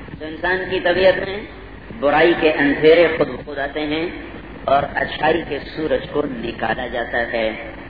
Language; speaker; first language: Urdu; non-native, local second language; Punjabi